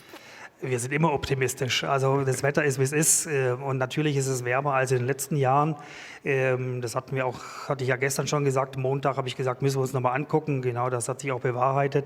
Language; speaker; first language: German; native; German